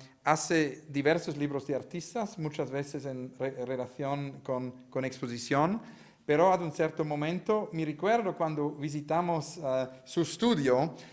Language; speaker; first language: Spanish; non-native, learner; Italian